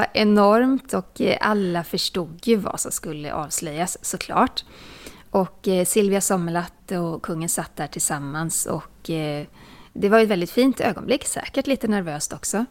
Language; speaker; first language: Swedish; native; Swedish